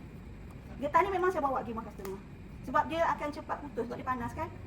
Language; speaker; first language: Malay; native; Malay